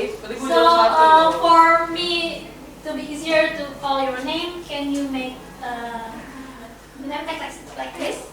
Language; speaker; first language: English; non-native, fluent; Indonesian